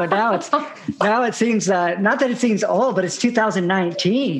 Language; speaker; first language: English; native; English